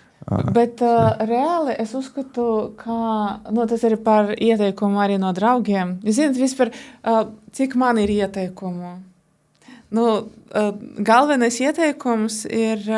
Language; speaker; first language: Latvian; non-native, local second language; Russian